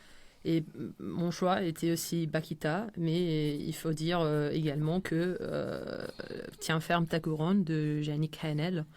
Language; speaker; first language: French; non-native, fluent; Spanish